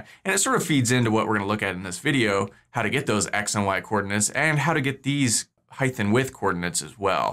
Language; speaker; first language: English; native; English